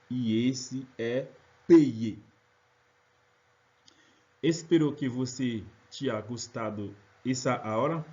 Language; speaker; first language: Portuguese; non-native, fluent; French